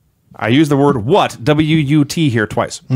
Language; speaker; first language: English; native; English